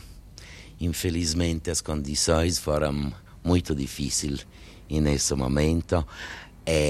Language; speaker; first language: Portuguese; non-native, fluent; French